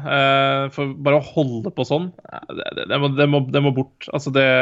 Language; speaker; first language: Norwegian; native; Norwegian